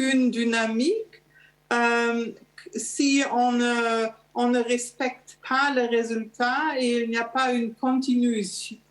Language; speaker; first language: French; non-native, learner; German